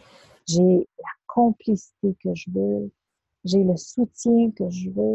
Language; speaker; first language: French; native; French